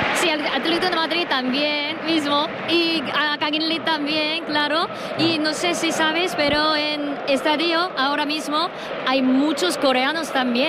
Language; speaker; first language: Spanish; non-native, learner; Korean